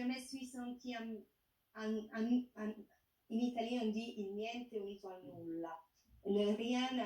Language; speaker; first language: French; non-native, fluent; Italian